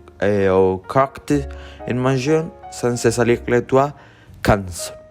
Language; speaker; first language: French; non-native, learner; Spanish